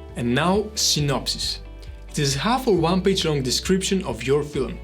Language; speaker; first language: English; non-native, fluent; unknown